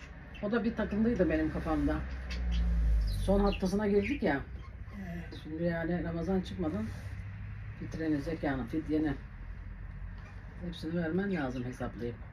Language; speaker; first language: Turkish; native; Turkish